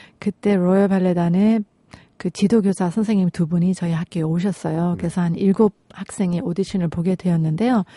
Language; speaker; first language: Korean; native; Korean